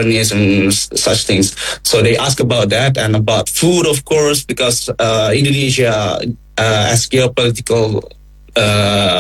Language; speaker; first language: English; non-native, fluent; Indonesian